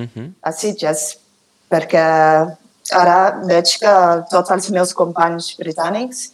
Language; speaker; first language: Catalan; non-native, fluent; English